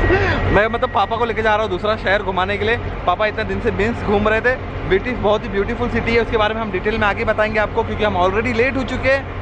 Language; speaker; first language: Hindi; native; Hindi